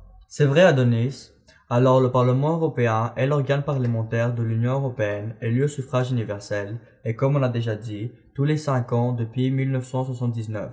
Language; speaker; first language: French; non-native, learner; Greek